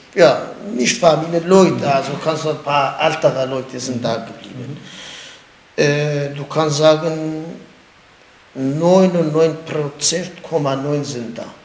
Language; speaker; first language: German; non-native, learner; Kurdish